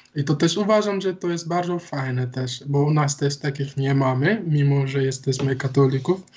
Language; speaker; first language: Polish; non-native, learner; Wolof